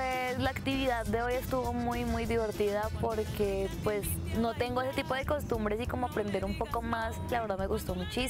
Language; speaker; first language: Spanish; native; Spanish